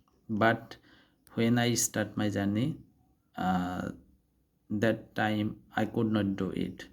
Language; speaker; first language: English; non-native, learner; Bangla